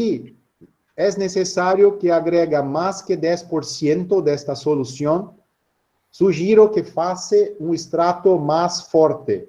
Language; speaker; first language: Spanish; non-native, learner; Portuguese